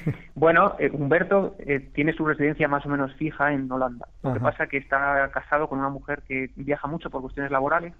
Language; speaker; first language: Spanish; native; Spanish